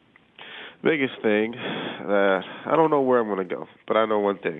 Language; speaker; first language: English; native; English